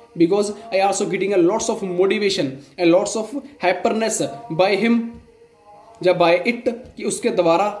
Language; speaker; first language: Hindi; non-native, local second language; Punjabi